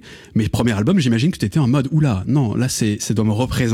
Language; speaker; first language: French; native; French